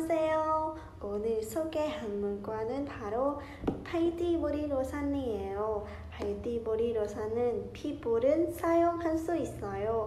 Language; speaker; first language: Korean; non-native, learner; Lao